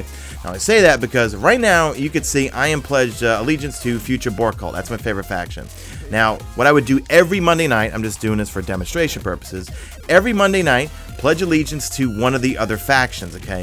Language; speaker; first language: English; native; English